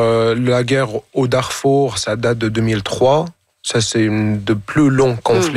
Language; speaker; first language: French; non-native, fluent; Arabic